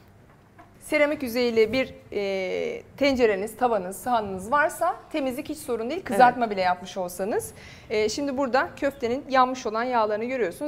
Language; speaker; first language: Turkish; native; Turkish